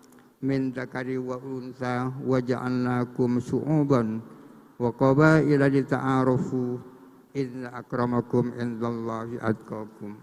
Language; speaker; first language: Arabic; non-native, fluent; Indonesian